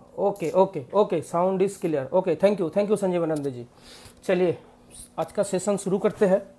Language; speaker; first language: Hindi; non-native, local second language; Bangla